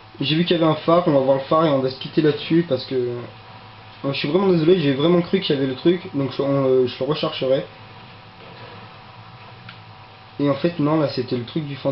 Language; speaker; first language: French; native; French